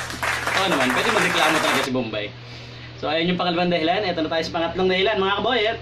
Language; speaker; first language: Filipino; native; Filipino